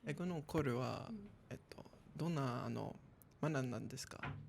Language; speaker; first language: Japanese; non-native, learner; English